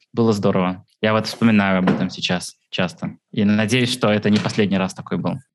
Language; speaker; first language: Russian; early bilingual, heritage; Russian